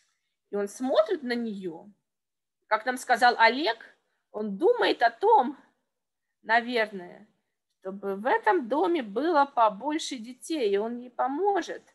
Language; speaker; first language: Russian; native; Russian